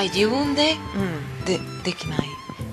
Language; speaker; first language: Japanese; non-native, learner; Spanish